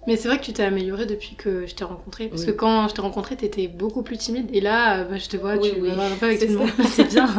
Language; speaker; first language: French; native; French